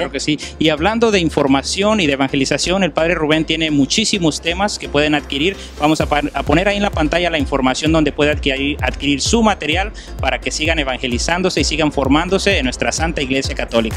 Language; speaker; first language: Spanish; native; Spanish